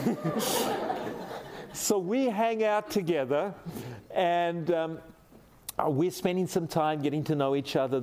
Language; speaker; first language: English; native; English